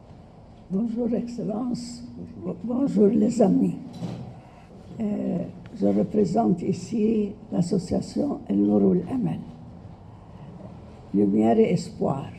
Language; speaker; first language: French; non-native, fluent; Arabic